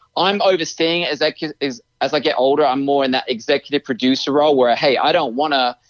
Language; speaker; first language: English; native; English